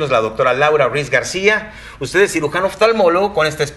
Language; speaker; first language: Spanish; native; Spanish